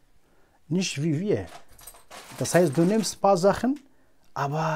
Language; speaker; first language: German; non-native, fluent; Arabic